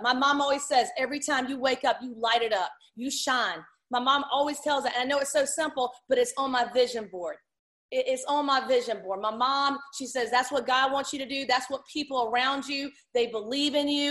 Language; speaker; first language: English; native; English